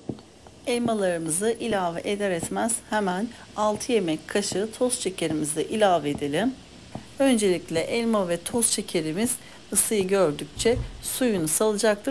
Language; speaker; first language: Turkish; native; Turkish